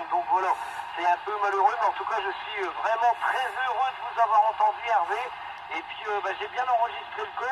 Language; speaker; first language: French; native; French